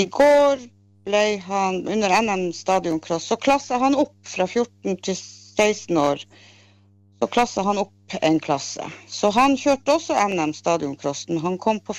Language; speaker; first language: Norwegian; native; Norwegian